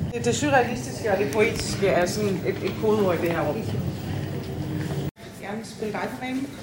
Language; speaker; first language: Danish; native; Danish